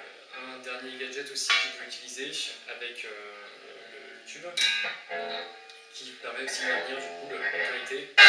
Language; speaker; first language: French; native; French